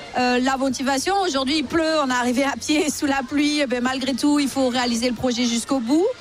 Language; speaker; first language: French; native; French